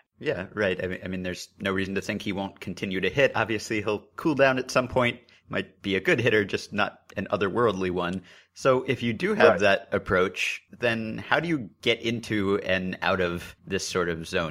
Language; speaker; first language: English; native; English